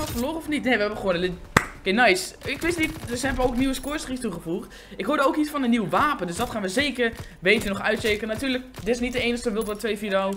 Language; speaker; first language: Dutch; native; Dutch